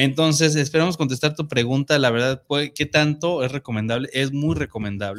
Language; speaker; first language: Spanish; native; Spanish